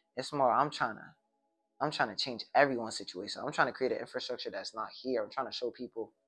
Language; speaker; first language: English; native; English